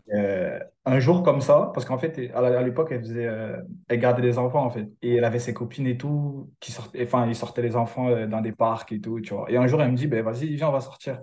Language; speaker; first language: French; early bilingual, other home language; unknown